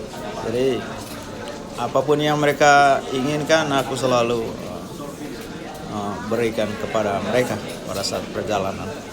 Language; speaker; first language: Indonesian; non-native, local second language; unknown